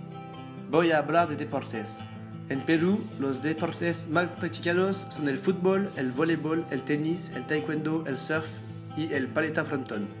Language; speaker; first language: Spanish; non-native, learner; French